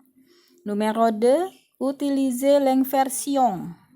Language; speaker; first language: French; non-native, fluent; Indonesian